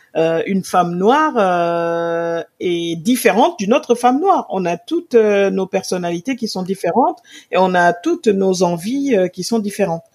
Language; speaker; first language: French; non-native, local second language; Wolof